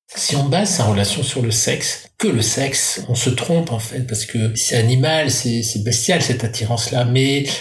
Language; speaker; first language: French; native; French